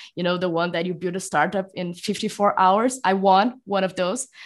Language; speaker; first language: English; non-native, fluent; Portuguese